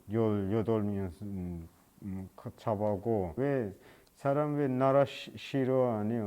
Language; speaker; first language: Korean; non-native, learner; Persian